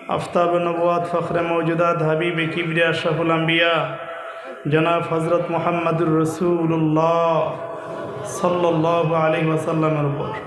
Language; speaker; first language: Bangla; native; Bangla